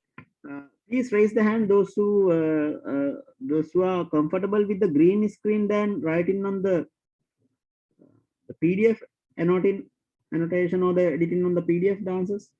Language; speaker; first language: English; non-native, local second language; Sinhala